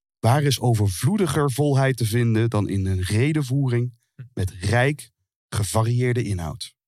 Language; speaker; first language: Dutch; native; Dutch